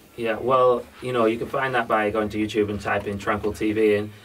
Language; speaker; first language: English; native; English